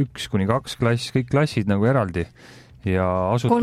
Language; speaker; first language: Estonian; native; Estonian